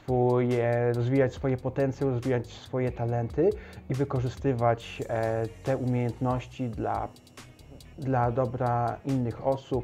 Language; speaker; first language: Polish; native; Polish